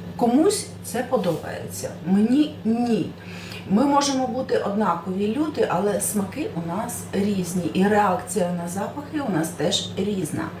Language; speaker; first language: Ukrainian; native; Ukrainian